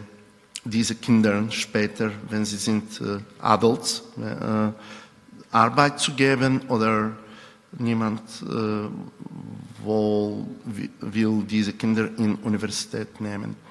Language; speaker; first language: German; non-native, fluent; Bulgarian